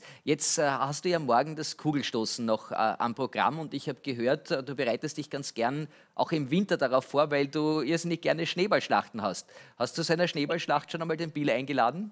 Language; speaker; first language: German; native; German